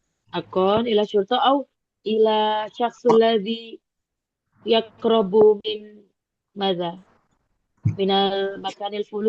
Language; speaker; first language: Arabic; non-native, fluent; Indonesian